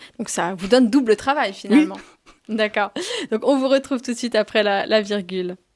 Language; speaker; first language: French; native; French